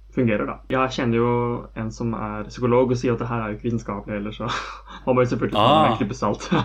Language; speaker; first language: Norwegian; native; Norwegian